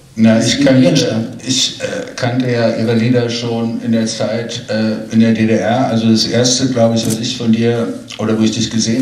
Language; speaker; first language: German; native; German